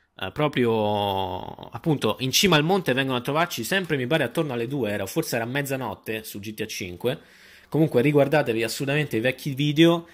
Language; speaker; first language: Italian; native; Italian